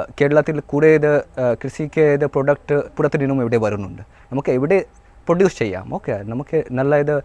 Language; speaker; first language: Malayalam; non-native, learner; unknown